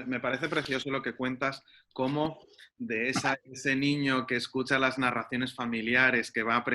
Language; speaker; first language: Spanish; native; Spanish